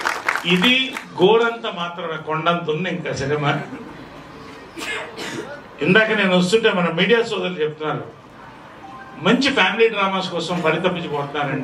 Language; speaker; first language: Telugu; native; Telugu